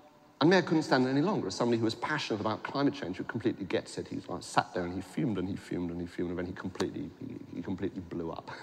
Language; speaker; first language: English; native; English